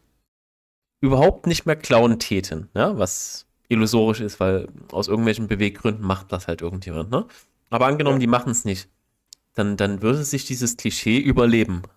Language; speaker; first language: German; native; German